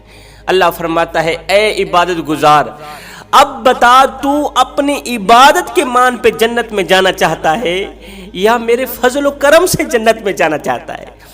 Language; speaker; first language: Urdu; native; Urdu